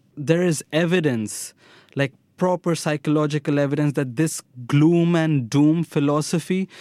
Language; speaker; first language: English; non-native, local second language; Hindi